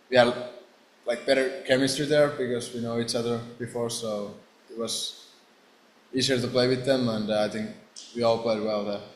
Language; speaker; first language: English; non-native, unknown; Finnish